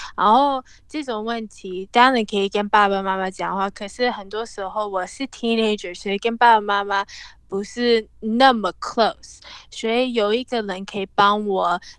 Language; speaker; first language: Chinese; early bilingual, heritage; English